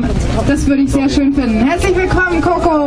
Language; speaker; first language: German; native; German